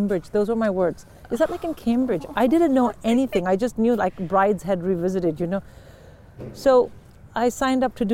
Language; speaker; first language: English; non-native, local second language; Hindi